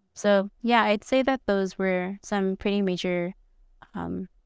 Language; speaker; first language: English; early bilingual, other home language; Spanish